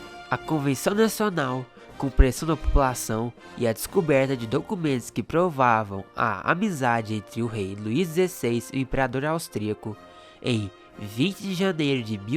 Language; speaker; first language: Portuguese; native; Portuguese